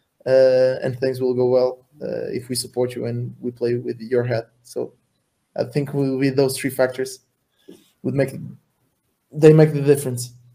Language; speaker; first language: English; non-native, fluent; Portuguese